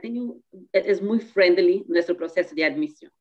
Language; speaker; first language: Spanish; non-native, learner; Portuguese